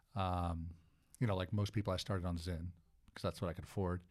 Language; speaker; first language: English; native; English